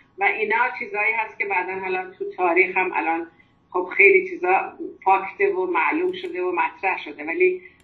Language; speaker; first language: Persian; non-native, local second language; Azerbaijani